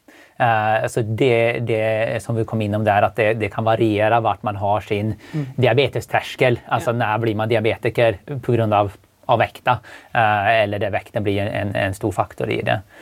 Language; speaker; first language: Swedish; native; Swedish